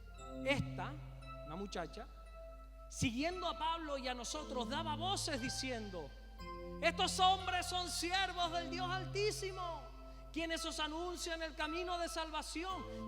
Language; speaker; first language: Spanish; native; Spanish